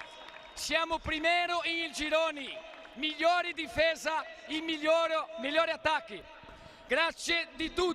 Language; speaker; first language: Italian; non-native, fluent; Portuguese